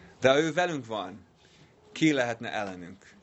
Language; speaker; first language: Hungarian; non-native, learner; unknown